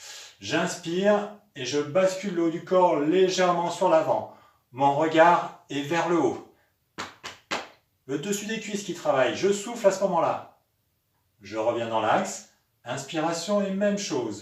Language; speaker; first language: French; native; French